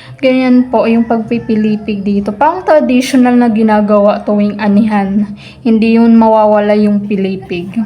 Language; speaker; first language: Filipino; non-native, local second language; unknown